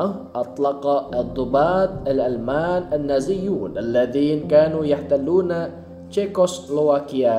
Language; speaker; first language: Arabic; non-native, fluent; Indonesian